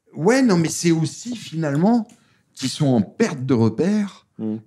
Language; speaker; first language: French; native; French